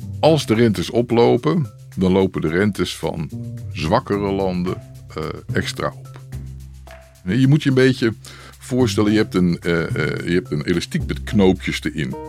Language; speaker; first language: Dutch; native; Dutch